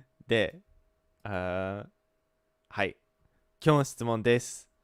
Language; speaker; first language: Japanese; early bilingual, heritage; Japanese